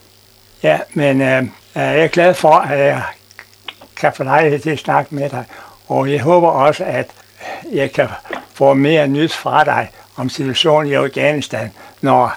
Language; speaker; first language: Danish; non-native, fluent; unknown